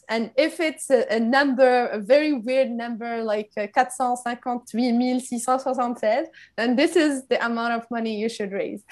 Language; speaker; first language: English; non-native, fluent; French